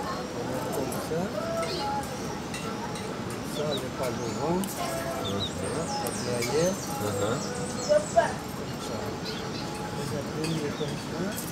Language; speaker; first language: French; non-native, local second language; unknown